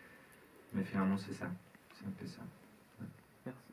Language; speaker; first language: French; non-native, learner; Spanish